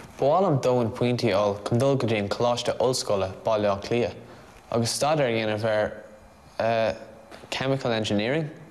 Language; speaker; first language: Irish; non-native, local second language; English